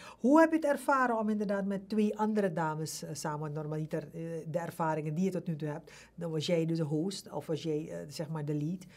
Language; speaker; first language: Dutch; native; Dutch